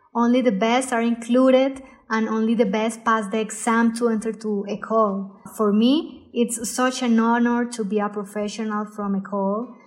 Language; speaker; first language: English; non-native, fluent; Spanish